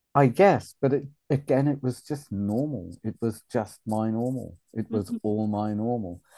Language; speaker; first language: English; native; English